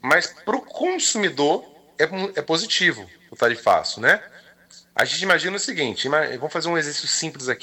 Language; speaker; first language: Portuguese; native; Portuguese